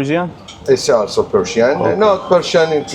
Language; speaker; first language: English; non-native, learner; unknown